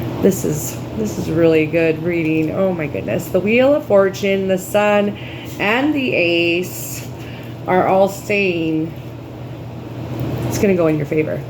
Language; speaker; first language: English; native; English